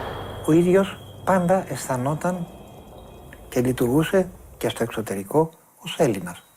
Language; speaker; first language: Greek; native; Greek